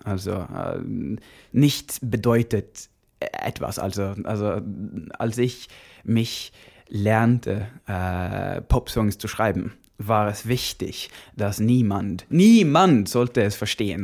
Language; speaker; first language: German; non-native, learner; Norwegian